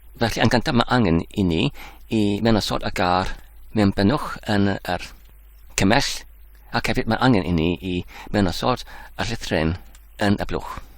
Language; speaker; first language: Welsh; non-native, learner; Dutch